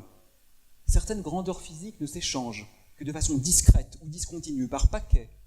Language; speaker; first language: French; native; French